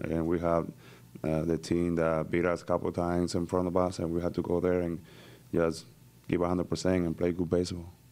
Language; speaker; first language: English; non-native, fluent; Spanish